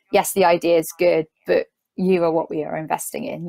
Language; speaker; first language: English; native; English